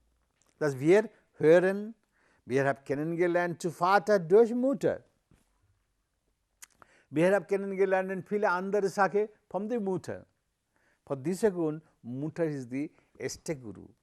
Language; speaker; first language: German; non-native, learner; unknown